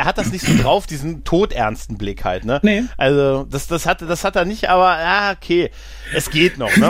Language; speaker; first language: German; native; German